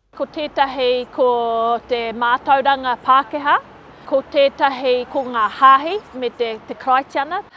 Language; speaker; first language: Māori; non-native, local second language; English